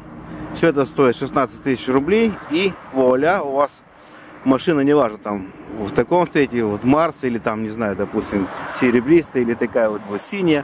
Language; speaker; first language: Russian; native; Russian